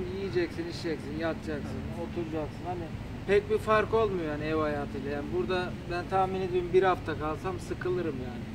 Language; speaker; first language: Turkish; native; Turkish